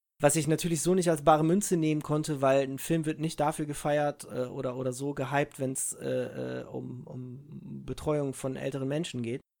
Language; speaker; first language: German; early bilingual, other home language; Italian